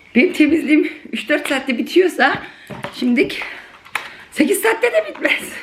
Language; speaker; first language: Turkish; native; Turkish